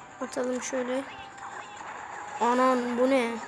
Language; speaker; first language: Turkish; native; Turkish